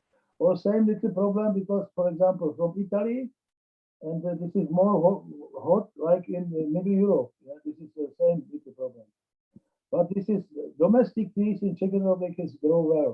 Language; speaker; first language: English; non-native, learner; Czech